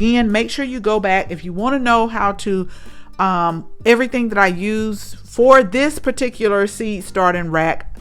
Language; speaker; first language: English; native; English